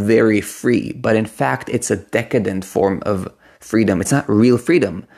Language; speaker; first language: English; non-native, fluent; Hebrew